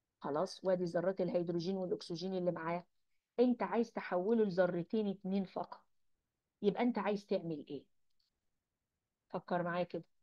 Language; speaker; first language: Arabic; native; Arabic